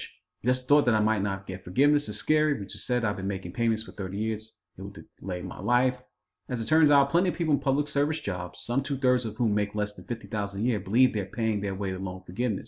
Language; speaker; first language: English; native; English